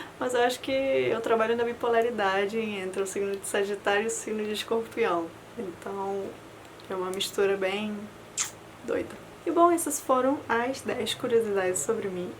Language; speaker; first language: Portuguese; early bilingual, other home language; Spanish